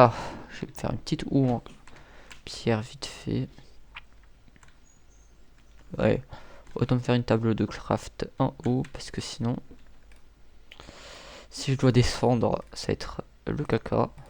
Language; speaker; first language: French; native; French